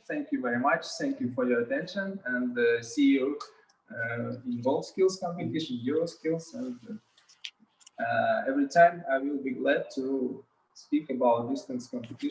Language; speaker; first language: English; non-native, learner; Russian